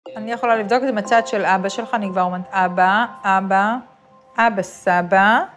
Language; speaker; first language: Hebrew; native; Hebrew